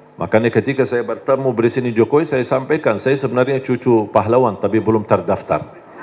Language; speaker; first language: Indonesian; non-native, fluent; Arabic